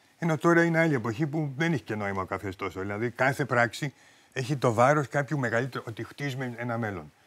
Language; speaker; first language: Greek; early bilingual, heritage; Greek